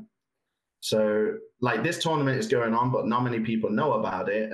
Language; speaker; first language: English; native; English